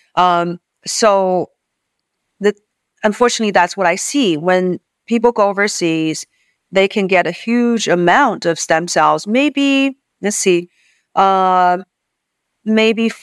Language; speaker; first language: English; non-native, fluent; Chinese